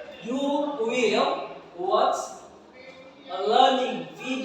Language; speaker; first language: English; non-native, learner; Indonesian